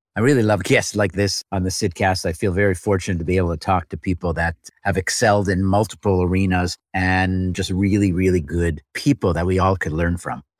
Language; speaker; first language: English; native; English